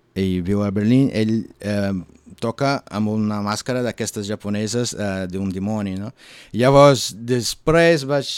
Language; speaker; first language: Catalan; non-native, learner; Portuguese